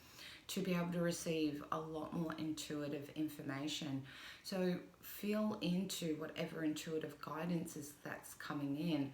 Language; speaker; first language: English; native; English